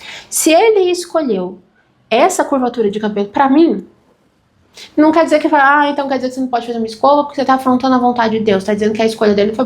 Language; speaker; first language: Portuguese; native; Portuguese